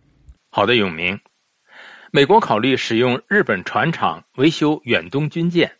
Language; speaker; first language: Chinese; native; Chinese